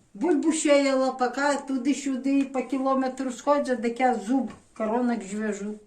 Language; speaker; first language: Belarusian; native; Belarusian